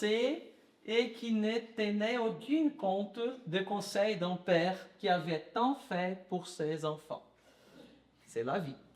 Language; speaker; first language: French; non-native, learner; Portuguese